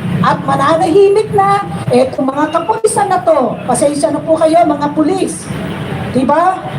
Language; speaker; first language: Filipino; native; Filipino